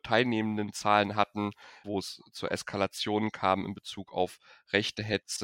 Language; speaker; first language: German; native; German